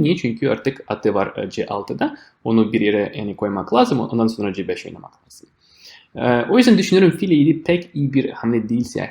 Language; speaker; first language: Turkish; non-native, fluent; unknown